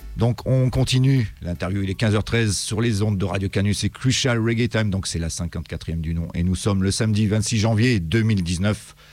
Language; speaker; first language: French; native; French